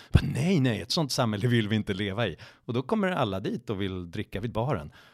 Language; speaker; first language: Swedish; native; Swedish